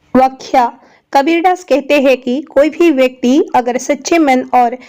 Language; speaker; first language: Hindi; non-native, local second language; Assamese